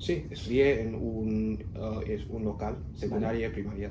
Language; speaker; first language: Spanish; non-native, learner; Cantonese